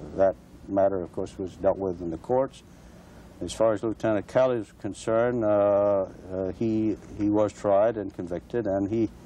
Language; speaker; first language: English; native; English